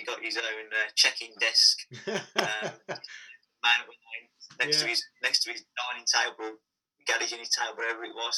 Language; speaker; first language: English; native; English